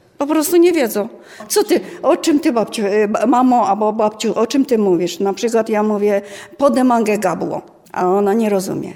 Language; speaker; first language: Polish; non-native, local second language; Romany